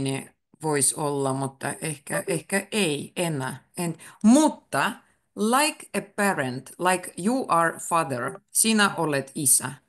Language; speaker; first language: Finnish; native; Finnish